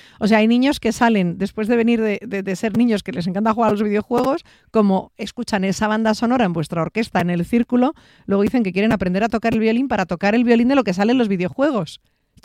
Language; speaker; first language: Spanish; native; Spanish